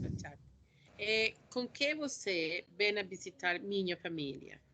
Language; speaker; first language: Portuguese; non-native, learner; Spanish